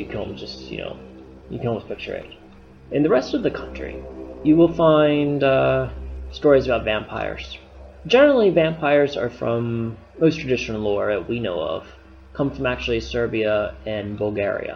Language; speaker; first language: English; native; English